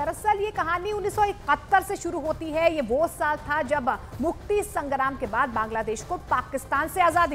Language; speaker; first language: Hindi; native; Hindi